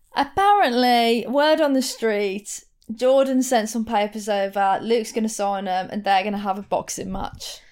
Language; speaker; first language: English; native; English